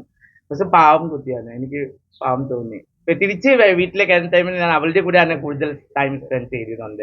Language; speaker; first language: Malayalam; non-native, local second language; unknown